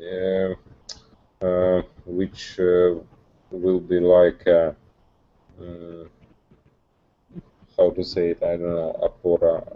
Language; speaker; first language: English; non-native, learner; Russian